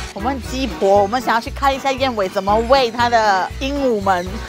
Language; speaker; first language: Chinese; native; Chinese